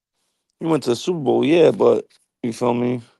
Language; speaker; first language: English; native; English